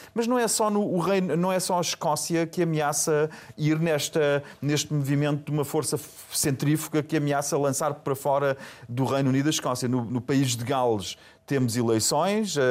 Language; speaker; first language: Portuguese; non-native, fluent; German